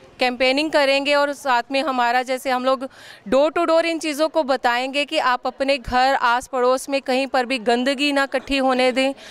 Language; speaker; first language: Hindi; native; Hindi